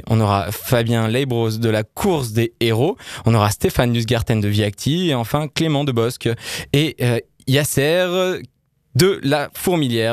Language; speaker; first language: French; native; French